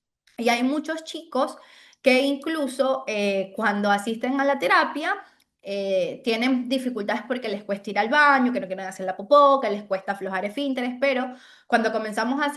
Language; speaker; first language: Spanish; native; Spanish